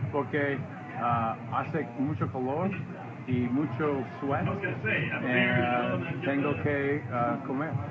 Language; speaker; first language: Spanish; non-native, learner; English